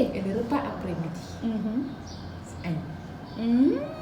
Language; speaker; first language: French; non-native, local second language; Wolof